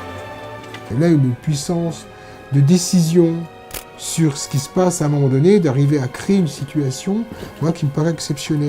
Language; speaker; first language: French; native; French